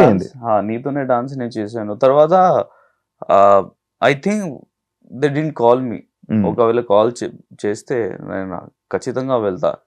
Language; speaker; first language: Telugu; non-native, local second language; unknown